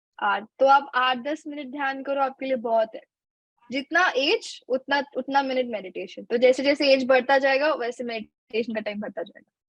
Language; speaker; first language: Hindi; native; Hindi